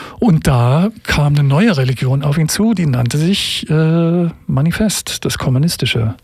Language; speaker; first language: German; native; German